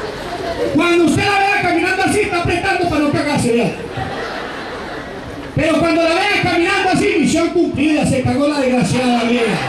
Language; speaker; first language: Spanish; native; Spanish